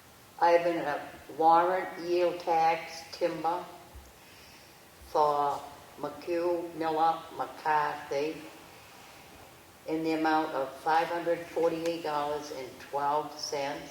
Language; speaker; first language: English; native; English